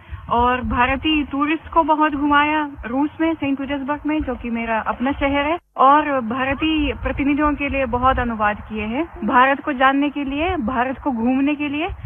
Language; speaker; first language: Hindi; non-native, fluent; Russian